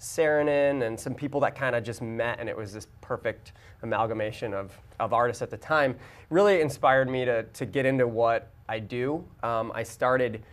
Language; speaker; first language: English; native; English